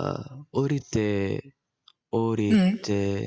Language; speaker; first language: Japanese; non-native, learner; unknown